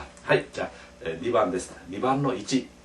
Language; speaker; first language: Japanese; non-native, fluent; Korean